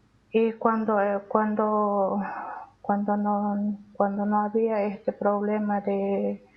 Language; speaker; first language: Spanish; non-native, local second language; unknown